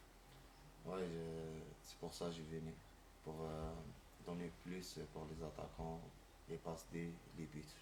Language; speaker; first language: French; non-native, learner; Arabic